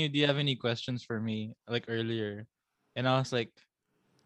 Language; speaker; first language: English; non-native, local second language; Filipino